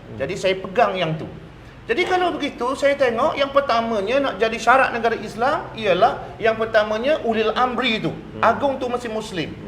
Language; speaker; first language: Malay; native; Malay